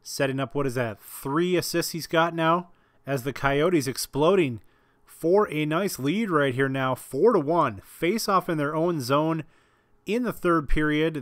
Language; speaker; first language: English; native; English